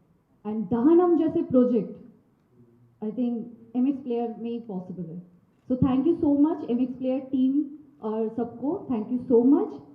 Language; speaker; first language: Hindi; non-native, local second language; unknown